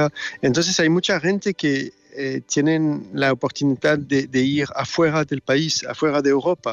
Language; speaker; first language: Spanish; non-native, fluent; French